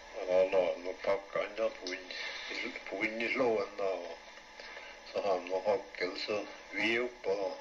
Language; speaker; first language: Norwegian; native; Norwegian